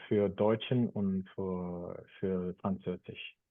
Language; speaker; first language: German; non-native, fluent; Spanish